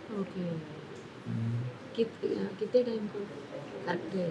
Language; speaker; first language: Hindi; non-native, local second language; Telugu